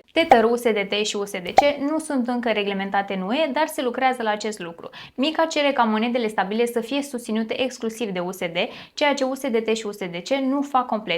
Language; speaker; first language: Romanian; native; Romanian